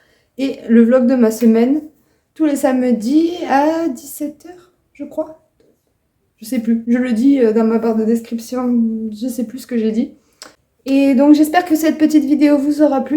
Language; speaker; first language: French; native; French